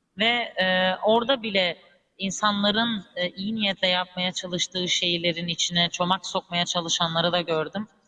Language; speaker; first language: Turkish; early bilingual, heritage; Turkish